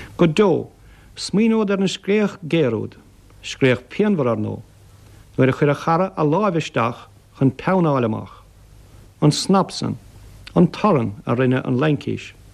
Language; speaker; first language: Irish; native; Irish